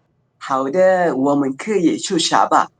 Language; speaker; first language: Chinese; non-native, learner; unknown